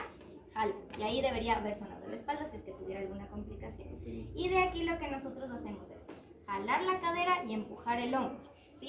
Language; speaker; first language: Spanish; native; Spanish